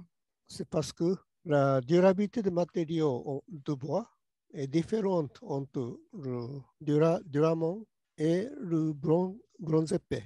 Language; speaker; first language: French; non-native, learner; Japanese